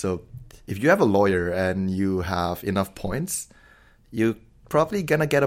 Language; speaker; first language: English; non-native, fluent; Indonesian